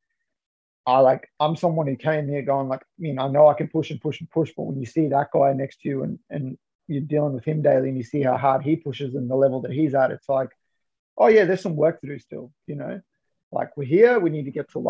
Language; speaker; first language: English; native; English